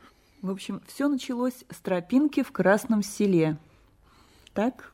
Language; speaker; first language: Russian; native; Russian